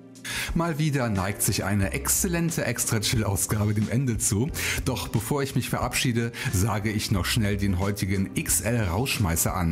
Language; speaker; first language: German; native; German